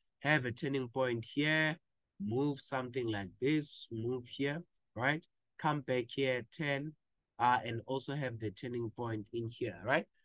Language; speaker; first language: English; non-native, local second language; Zulu